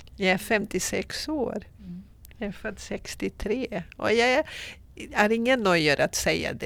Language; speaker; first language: Swedish; non-native, fluent; Portuguese